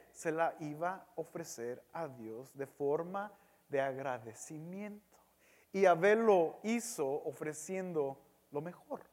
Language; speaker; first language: Spanish; early bilingual, heritage; Spanish